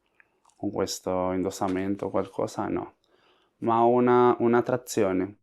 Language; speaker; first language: Italian; non-native, fluent; Spanish